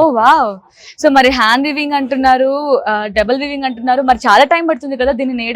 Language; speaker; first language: Telugu; native; Telugu